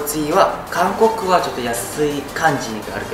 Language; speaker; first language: Japanese; non-native, learner; Korean